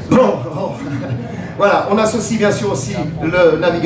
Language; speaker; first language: French; native; French